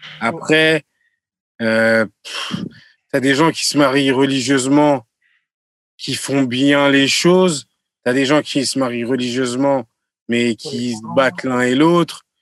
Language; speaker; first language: French; native; French